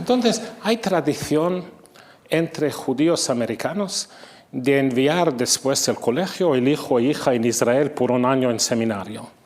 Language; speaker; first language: Spanish; non-native, fluent; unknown